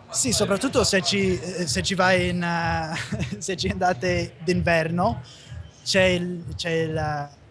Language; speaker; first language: Italian; non-native, fluent; English